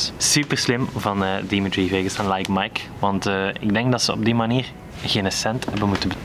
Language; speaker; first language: Dutch; native; Dutch